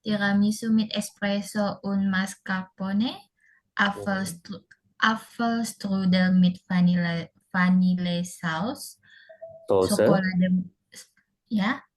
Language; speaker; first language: German; non-native, learner; Indonesian